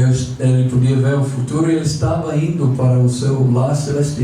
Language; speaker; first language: Portuguese; non-native, fluent; English